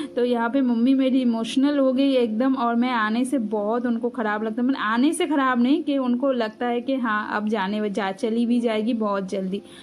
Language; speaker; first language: Hindi; non-native, local second language; Bangla